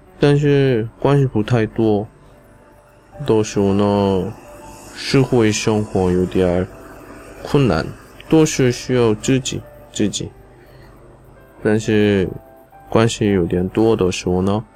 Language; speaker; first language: Chinese; non-native, learner; Korean